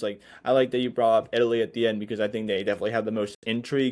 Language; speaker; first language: English; native; English